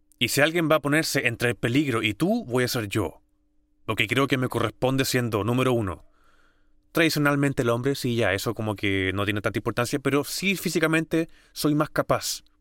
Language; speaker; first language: Spanish; native; Spanish